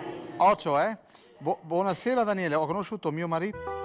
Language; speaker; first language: Italian; native; Italian